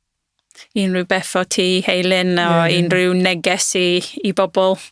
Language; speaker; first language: Welsh; non-native, local second language; English